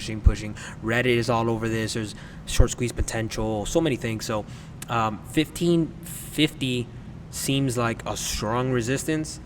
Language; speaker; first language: English; native; English